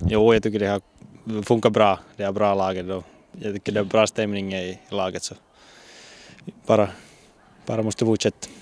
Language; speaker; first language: Swedish; non-native, learner; Finnish